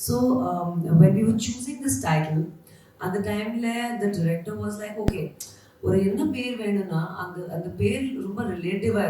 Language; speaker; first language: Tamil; non-native, learner; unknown